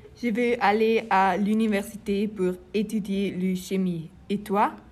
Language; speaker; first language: French; non-native, learner; German